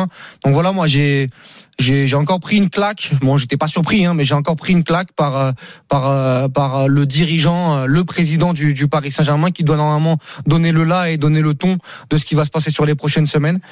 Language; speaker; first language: French; native; French